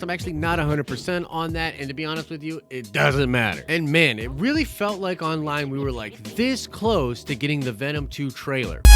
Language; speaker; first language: English; native; English